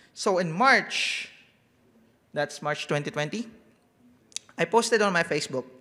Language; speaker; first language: English; non-native, local second language; Filipino